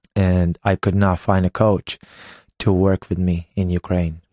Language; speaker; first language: English; non-native, fluent; Ukrainian